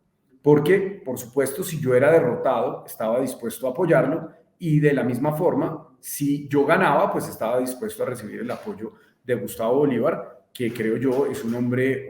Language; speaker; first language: Spanish; native; Spanish